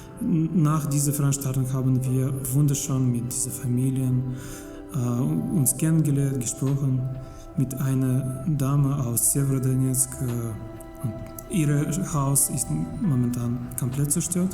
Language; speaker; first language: German; non-native, fluent; Russian